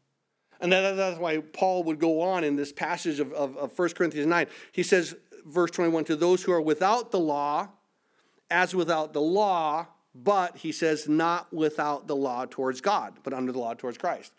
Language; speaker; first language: English; native; English